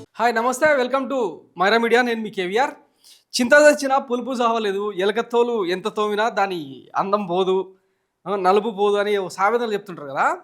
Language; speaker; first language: Telugu; native; Telugu